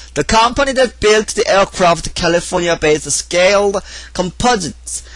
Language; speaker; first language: English; non-native, fluent; Korean